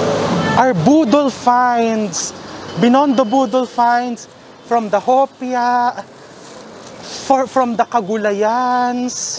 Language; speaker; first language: English; non-native, local second language; Filipino